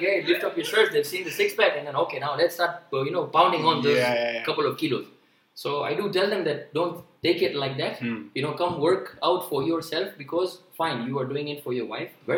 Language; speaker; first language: English; non-native, local second language; Gujarati